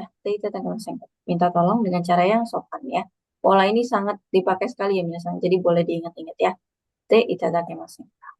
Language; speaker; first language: Indonesian; native; Indonesian